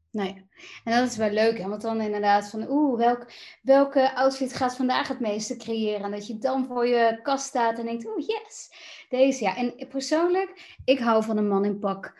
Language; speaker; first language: Dutch; native; Dutch